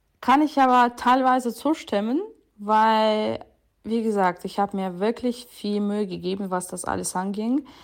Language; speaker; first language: German; non-native, fluent; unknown